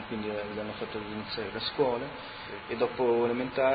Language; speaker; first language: Italian; native; Italian